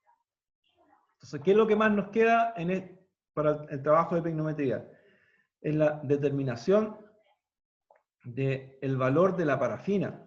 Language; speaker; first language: Spanish; native; Spanish